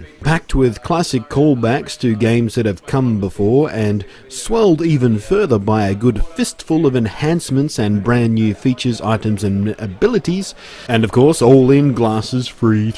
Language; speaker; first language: English; native; English